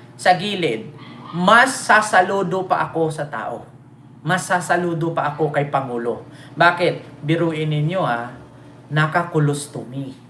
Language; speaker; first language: Filipino; native; Filipino